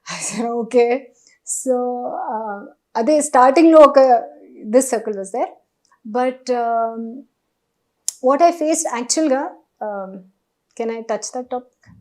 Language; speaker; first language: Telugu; non-native, learner; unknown